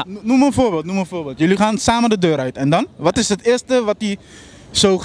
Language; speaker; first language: Dutch; native; Dutch